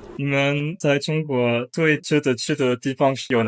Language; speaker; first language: Chinese; non-native, learner; French